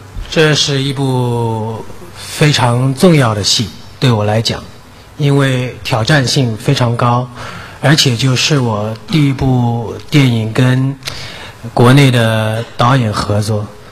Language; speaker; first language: Chinese; non-native, fluent; Cantonese